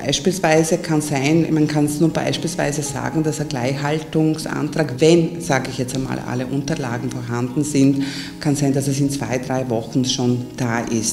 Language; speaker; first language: German; native; German